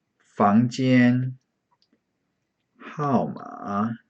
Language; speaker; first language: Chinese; non-native, fluent; English